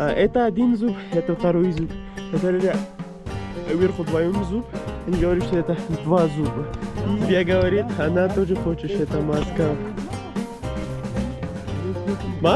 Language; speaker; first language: Russian; non-native, learner; Persian